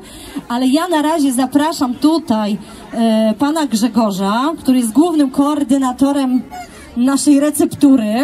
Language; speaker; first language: Polish; native; Polish